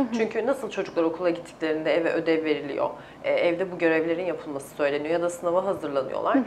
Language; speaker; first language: Turkish; native; Turkish